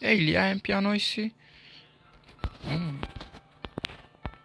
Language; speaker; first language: French; non-native, learner; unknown